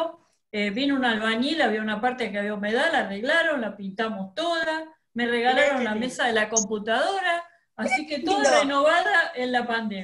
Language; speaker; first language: Spanish; native; Spanish